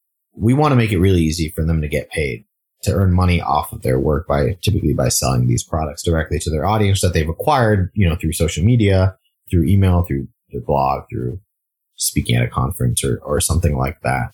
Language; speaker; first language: English; native; English